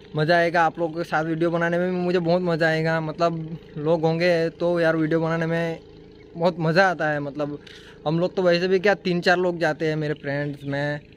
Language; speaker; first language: Hindi; non-native, local second language; Gujarati